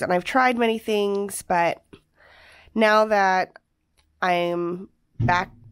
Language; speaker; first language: English; native; English